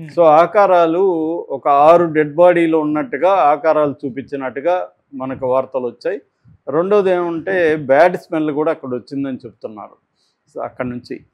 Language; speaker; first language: Telugu; native; Telugu